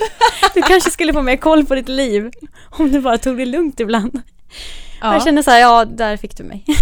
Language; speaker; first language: Swedish; native; Swedish